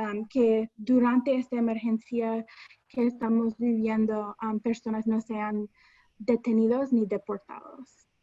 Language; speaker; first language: Spanish; non-native, fluent; English